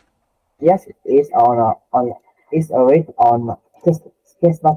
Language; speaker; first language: English; non-native, learner; Vietnamese